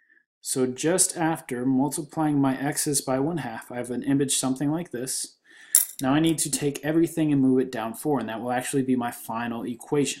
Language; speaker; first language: English; native; English